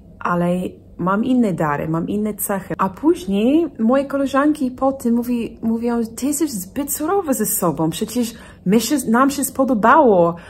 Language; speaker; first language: Polish; non-native, fluent; English